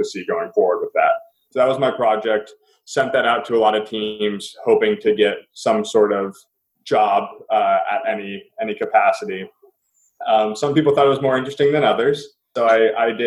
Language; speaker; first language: English; native; English